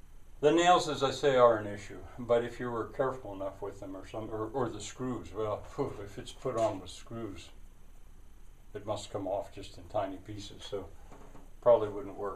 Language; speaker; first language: English; native; English